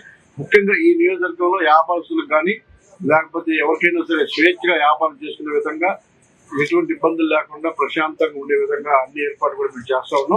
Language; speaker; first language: Telugu; native; Telugu